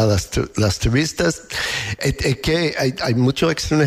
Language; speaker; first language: Spanish; non-native, learner; English